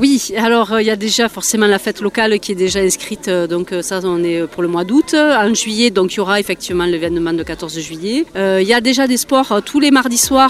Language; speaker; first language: French; native; French